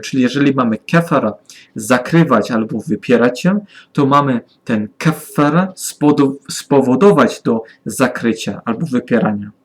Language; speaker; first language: Polish; non-native, learner; German